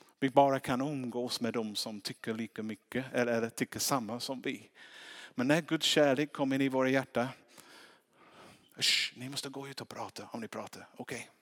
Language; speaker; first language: Swedish; non-native, fluent; English